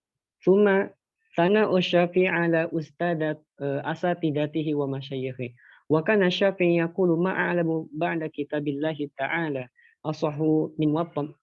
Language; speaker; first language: Arabic; non-native, learner; Indonesian